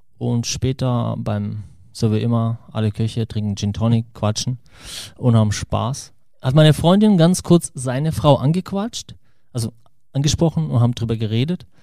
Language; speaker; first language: German; non-native, fluent; Russian